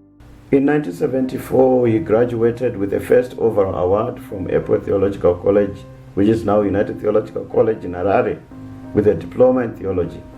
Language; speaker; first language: English; non-native, local second language; Shona